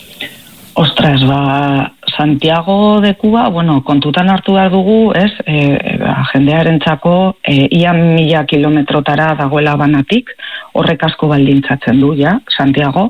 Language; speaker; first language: Basque; native; Basque